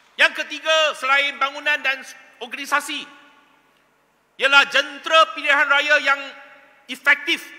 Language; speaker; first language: Malay; non-native, local second language; Chinese